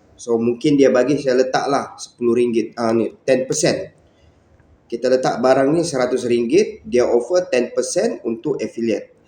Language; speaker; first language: Malay; native; Malay